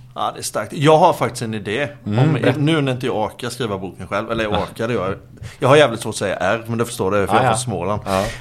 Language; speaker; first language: Swedish; native; Swedish